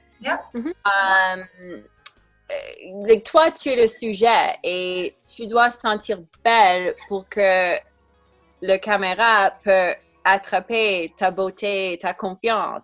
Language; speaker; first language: French; non-native, fluent; English